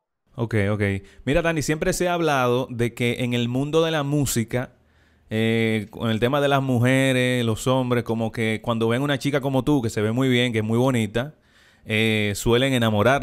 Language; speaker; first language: Spanish; native; Spanish